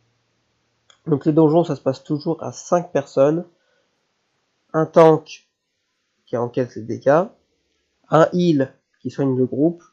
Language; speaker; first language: French; native; French